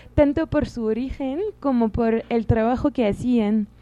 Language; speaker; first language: Spanish; non-native, fluent; French